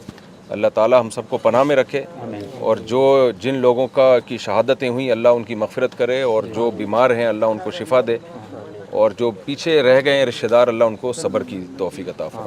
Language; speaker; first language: Urdu; native; Urdu